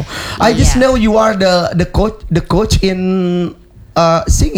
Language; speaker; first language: English; non-native, learner; Indonesian